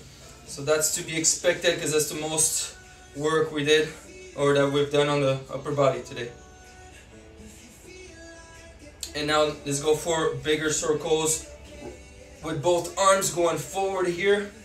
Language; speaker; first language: English; native; English